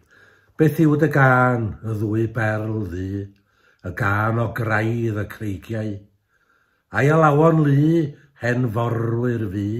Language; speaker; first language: Welsh; native; Welsh